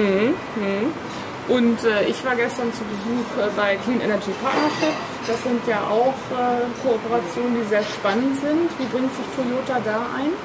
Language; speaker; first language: German; native; German